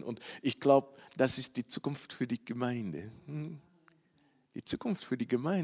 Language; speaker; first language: German; non-native, learner; Dutch